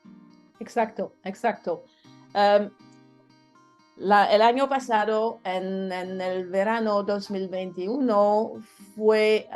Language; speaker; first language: Spanish; non-native, learner; French